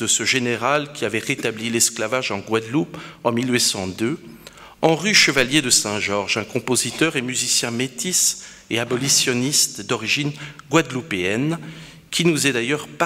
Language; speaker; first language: French; native; French